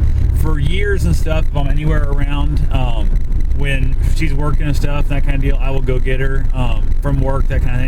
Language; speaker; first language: English; native; English